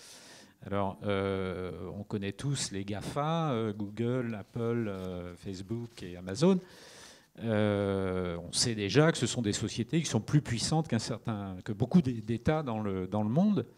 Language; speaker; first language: French; native; French